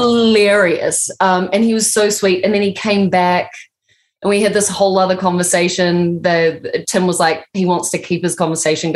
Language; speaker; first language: English; native; English